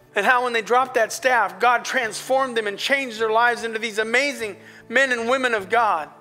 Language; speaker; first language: English; native; English